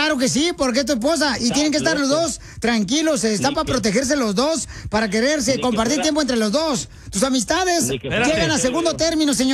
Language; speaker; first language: Spanish; native; Spanish